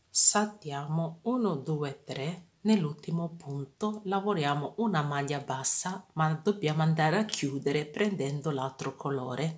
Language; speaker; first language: Italian; non-native, fluent; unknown